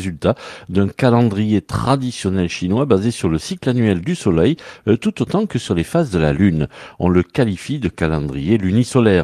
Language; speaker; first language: French; native; French